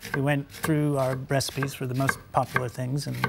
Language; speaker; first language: English; native; English